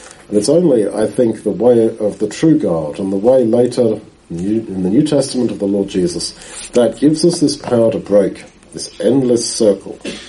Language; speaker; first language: English; native; English